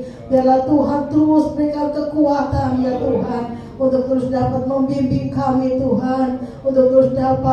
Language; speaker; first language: Indonesian; native; Indonesian